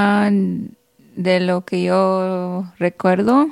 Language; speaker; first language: Spanish; early bilingual, heritage; Spanish